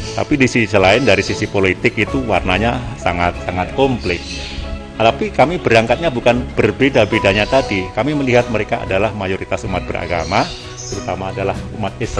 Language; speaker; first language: Indonesian; non-native, local second language; Javanese